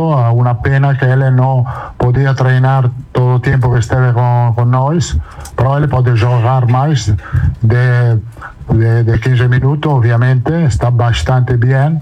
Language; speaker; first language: Portuguese; non-native, fluent; Italian